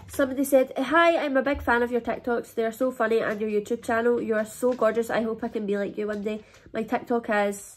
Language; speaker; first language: English; native; English